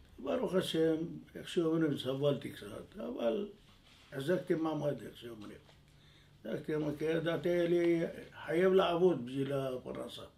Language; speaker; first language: Hebrew; non-native, fluent; French